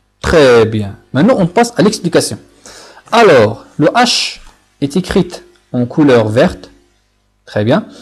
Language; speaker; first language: French; non-native, local second language; Arabic